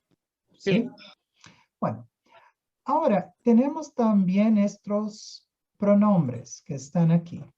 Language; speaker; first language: Spanish; non-native, fluent; Portuguese